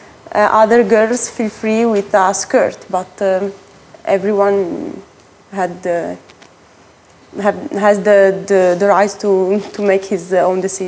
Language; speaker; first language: English; non-native, fluent; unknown